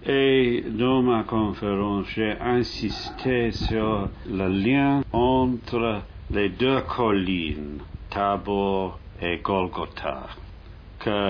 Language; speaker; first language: French; non-native, fluent; English